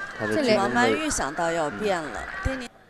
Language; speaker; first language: Chinese; native; Chinese